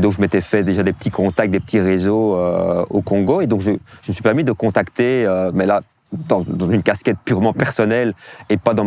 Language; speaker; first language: French; native; French